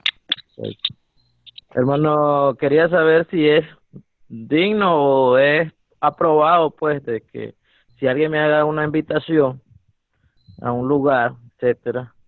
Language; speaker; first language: Spanish; native; Spanish